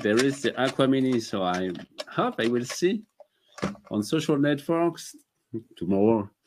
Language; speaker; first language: English; non-native, fluent; French